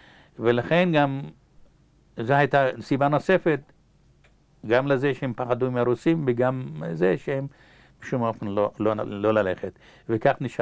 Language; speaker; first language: Hebrew; non-native, fluent; Yiddish